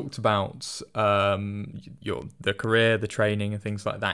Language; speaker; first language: English; native; English